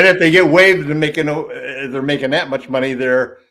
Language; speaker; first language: English; native; English